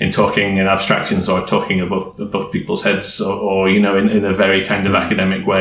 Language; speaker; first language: English; native; English